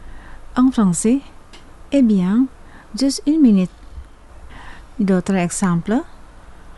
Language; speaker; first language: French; non-native, fluent; Indonesian